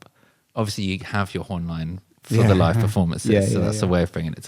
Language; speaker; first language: English; native; English